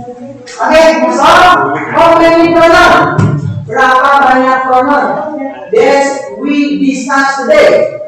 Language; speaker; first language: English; non-native, learner; Indonesian